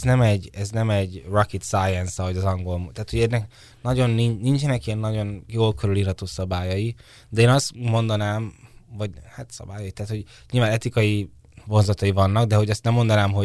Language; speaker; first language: Hungarian; native; Hungarian